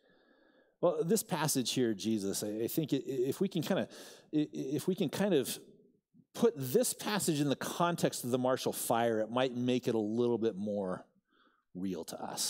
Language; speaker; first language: English; native; English